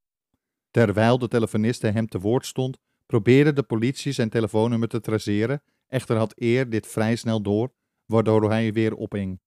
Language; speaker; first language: Dutch; native; Dutch